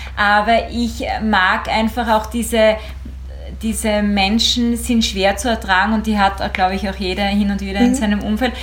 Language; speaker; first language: German; native; German